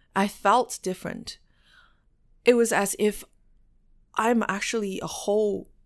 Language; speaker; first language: English; non-native, fluent; Chinese